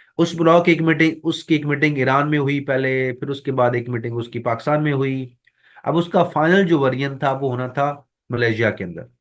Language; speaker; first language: Urdu; non-native, local second language; Punjabi